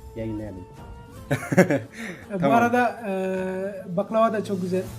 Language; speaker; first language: Turkish; non-native, fluent; Nepali